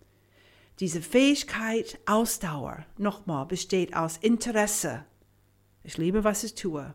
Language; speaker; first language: German; non-native, fluent; English